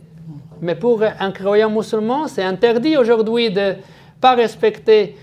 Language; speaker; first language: French; non-native, fluent; Arabic